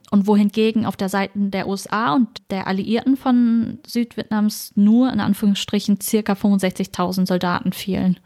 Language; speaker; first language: German; native; German